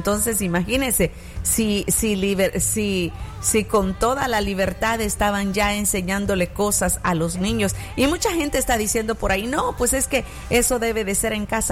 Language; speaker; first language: Spanish; native; Spanish